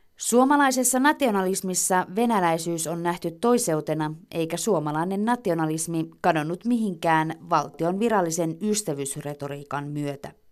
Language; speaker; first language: Finnish; native; Finnish